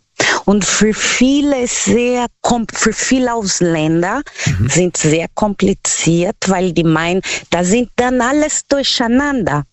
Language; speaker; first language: German; non-native, learner; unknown